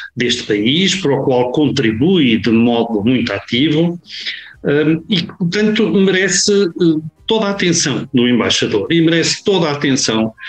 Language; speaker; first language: Portuguese; native; Portuguese